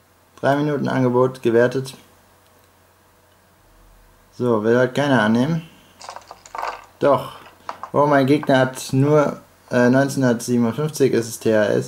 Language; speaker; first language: German; native; German